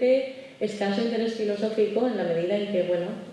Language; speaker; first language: Spanish; native; Spanish